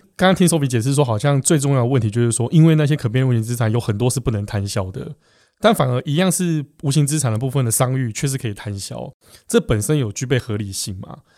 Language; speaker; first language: Chinese; native; Chinese